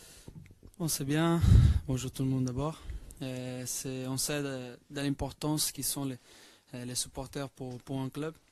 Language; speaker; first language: French; non-native, fluent; Portuguese